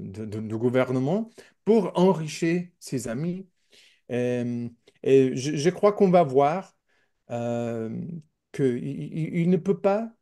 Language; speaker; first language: French; non-native, learner; English